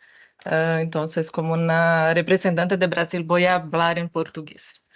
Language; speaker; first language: Spanish; non-native, fluent; Portuguese